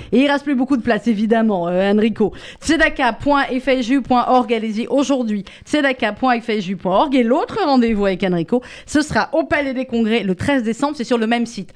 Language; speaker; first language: French; native; French